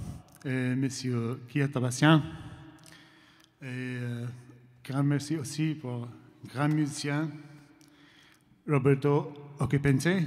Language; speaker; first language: French; non-native, learner; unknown